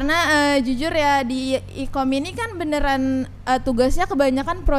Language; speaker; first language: Indonesian; native; Indonesian